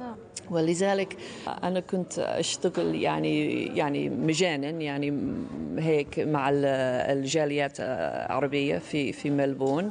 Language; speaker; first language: Arabic; non-native, fluent; English